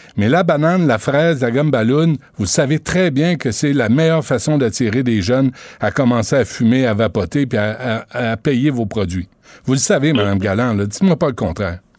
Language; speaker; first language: French; native; French